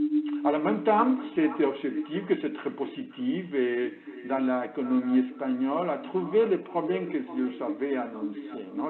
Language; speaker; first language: French; non-native, learner; Spanish